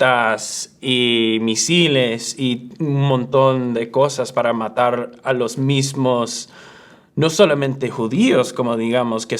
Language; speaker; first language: Spanish; early bilingual, other home language; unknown